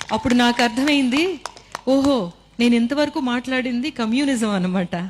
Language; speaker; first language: Telugu; native; Telugu